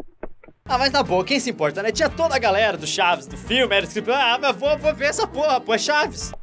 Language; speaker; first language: Portuguese; native; Portuguese